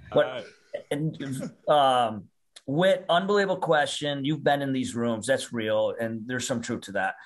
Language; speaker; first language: English; native; English